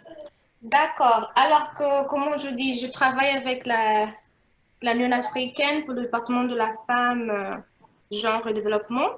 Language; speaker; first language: French; non-native, local second language; Portuguese